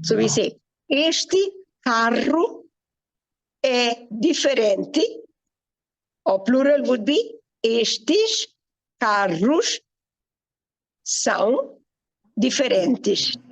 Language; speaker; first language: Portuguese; non-native, fluent; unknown